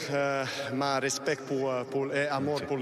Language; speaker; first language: French; non-native, learner; Serbian